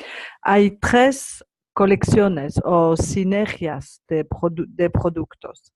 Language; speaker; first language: Spanish; non-native, learner; French